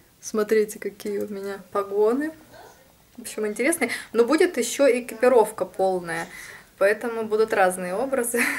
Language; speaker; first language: Russian; native; Russian